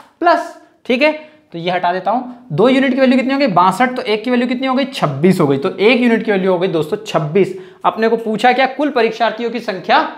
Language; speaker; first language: Hindi; native; Hindi